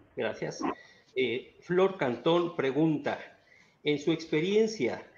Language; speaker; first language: Spanish; native; Spanish